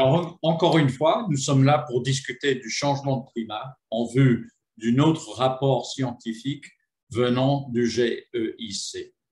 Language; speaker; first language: French; non-native, fluent; English